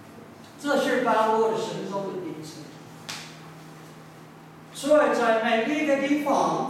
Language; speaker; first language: Chinese; non-native, learner; English